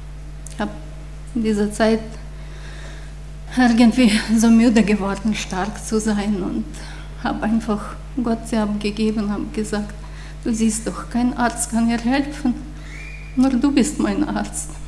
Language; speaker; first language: German; non-native, fluent; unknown